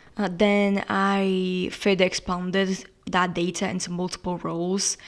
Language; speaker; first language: English; non-native, fluent; Portuguese